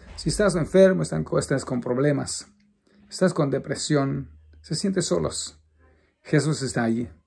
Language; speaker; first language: Spanish; non-native, fluent; Portuguese